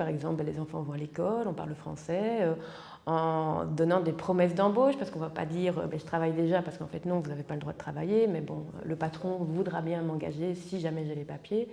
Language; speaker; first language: French; native; French